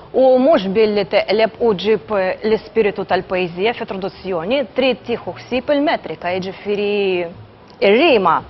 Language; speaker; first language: Maltese; non-native, fluent; Russian